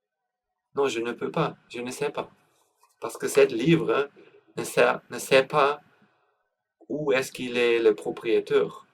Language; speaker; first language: French; non-native, learner; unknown